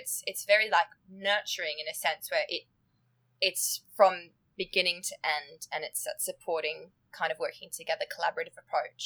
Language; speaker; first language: English; native; English